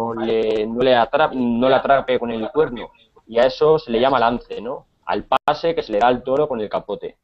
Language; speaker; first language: Spanish; native; Spanish